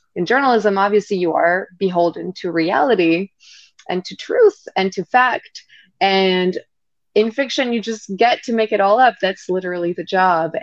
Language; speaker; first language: English; non-native, fluent; French